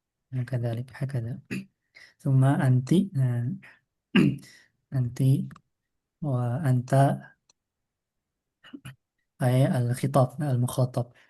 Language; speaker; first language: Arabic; non-native, fluent; Indonesian